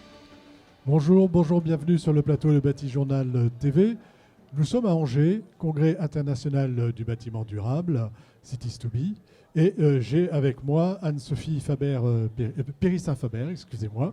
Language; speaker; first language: French; native; French